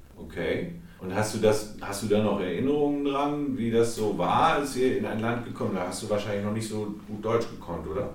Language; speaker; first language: German; native; German